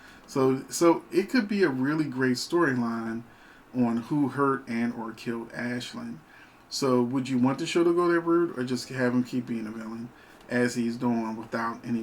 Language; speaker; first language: English; native; English